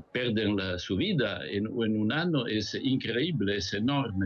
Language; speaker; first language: Spanish; non-native, fluent; Italian